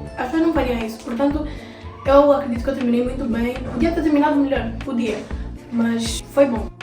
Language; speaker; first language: Portuguese; native; Portuguese